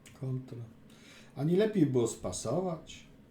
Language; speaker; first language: Polish; native; Polish